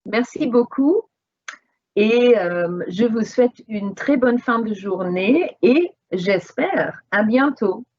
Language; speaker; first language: French; non-native, fluent; English